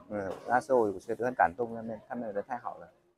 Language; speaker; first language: Chinese; non-native, fluent; Vietnamese